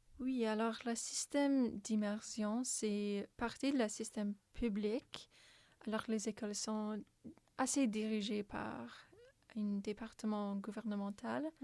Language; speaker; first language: French; non-native, local second language; English